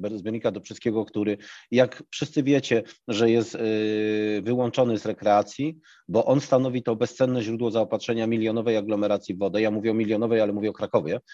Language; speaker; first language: Polish; native; Polish